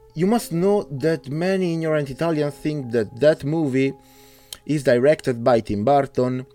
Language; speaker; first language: English; non-native, learner; Italian